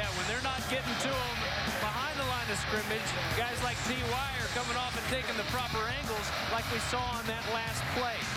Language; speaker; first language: English; native; English